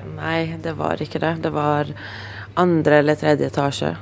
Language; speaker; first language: Norwegian; early bilingual, other home language; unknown